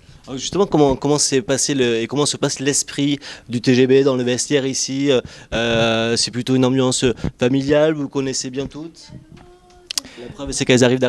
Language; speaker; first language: French; native; French